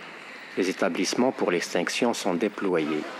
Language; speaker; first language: French; non-native, local second language; Arabic